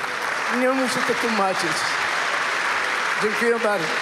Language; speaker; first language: Polish; non-native, fluent; Arabic